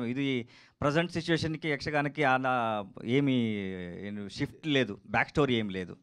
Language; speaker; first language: Telugu; non-native, learner; Kannada